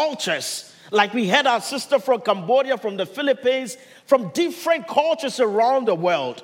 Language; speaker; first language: English; non-native, local second language; Akan